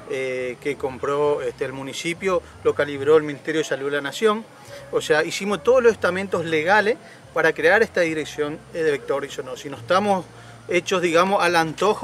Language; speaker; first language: Spanish; native; Spanish